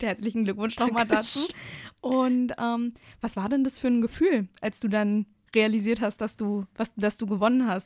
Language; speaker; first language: German; native; German